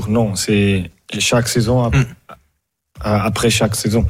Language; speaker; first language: French; non-native, fluent; Portuguese